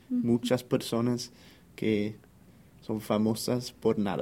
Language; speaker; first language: Spanish; non-native, fluent; English